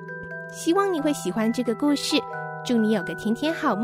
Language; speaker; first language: Chinese; native; Chinese